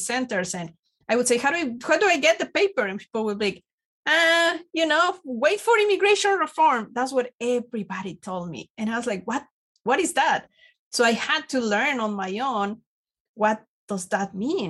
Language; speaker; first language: English; non-native, fluent; Spanish